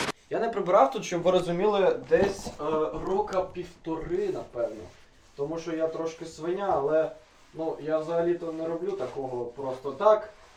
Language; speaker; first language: Ukrainian; non-native, local second language; Russian